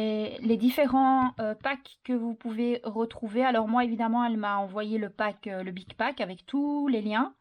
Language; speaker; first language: French; native; French